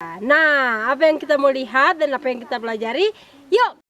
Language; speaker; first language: Indonesian; native; Indonesian